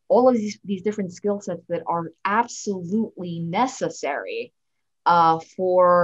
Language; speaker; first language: English; native; English